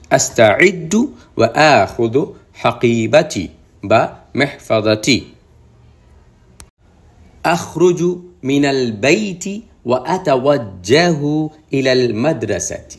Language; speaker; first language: Arabic; non-native, fluent; Bangla